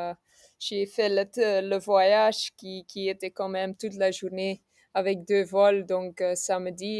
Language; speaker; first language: French; non-native, local second language; Dutch